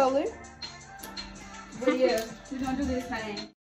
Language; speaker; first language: English; native; English